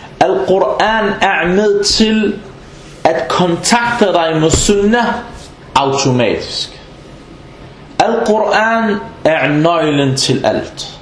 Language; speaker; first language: Danish; non-native, fluent; Arabic